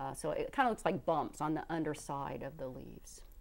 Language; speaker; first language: English; native; English